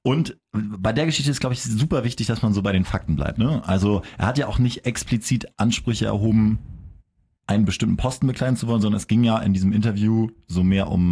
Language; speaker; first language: German; native; German